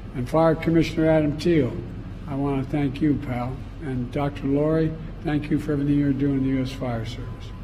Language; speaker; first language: English; native; English